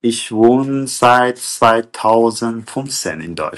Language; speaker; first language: German; non-native, fluent; Kurdish